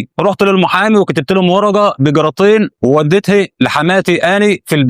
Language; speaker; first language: Arabic; native; Arabic